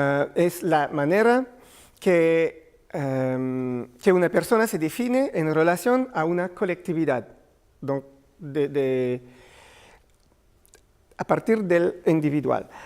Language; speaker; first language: Spanish; non-native, learner; French